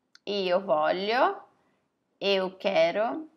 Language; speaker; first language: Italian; non-native, fluent; Portuguese